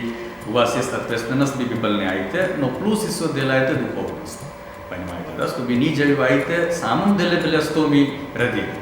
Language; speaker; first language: Russian; non-native, learner; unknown